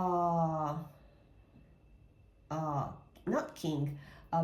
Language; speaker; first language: English; non-native, learner; Japanese